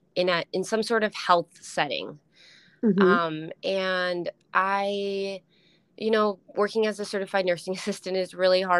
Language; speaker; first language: English; native; English